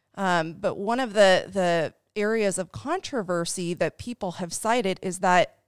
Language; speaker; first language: English; native; English